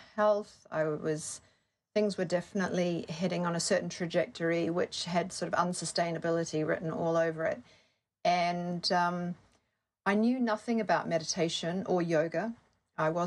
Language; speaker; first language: English; native; English